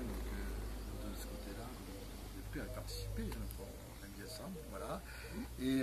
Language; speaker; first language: French; native; French